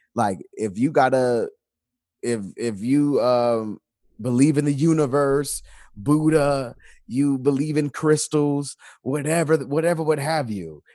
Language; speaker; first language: English; native; English